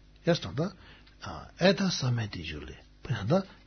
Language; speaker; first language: Russian; non-native, learner; Tibetan